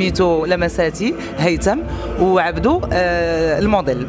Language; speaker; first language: Arabic; native; Arabic